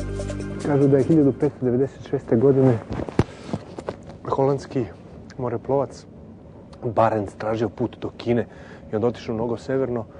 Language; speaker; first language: Serbian; native; Serbian